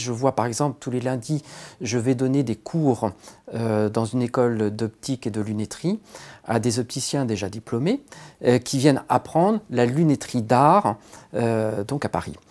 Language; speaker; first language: French; native; French